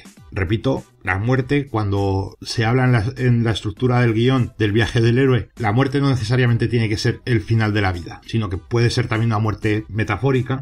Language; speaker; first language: Spanish; native; Spanish